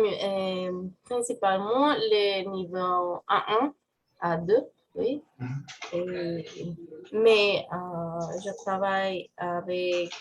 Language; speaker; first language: French; non-native, learner; Spanish